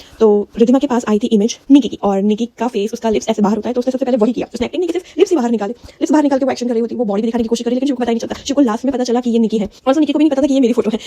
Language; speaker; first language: Hindi; native; Hindi